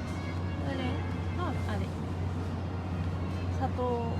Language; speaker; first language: Japanese; non-native, fluent; Korean